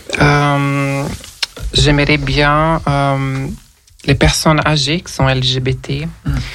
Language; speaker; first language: French; non-native, fluent; Portuguese